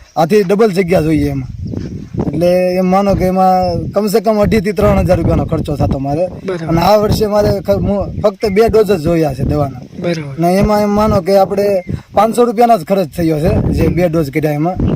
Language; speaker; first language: Gujarati; native; Gujarati